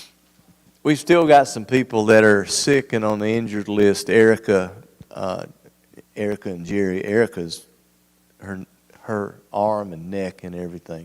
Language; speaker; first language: English; native; English